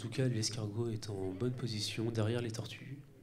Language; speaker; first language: French; native; French